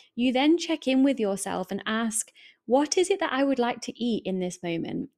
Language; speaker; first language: English; native; English